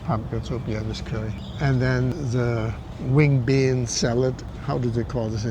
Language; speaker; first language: English; non-native, fluent; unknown